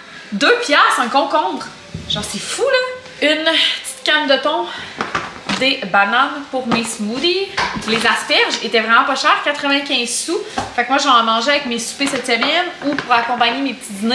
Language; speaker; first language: French; native; French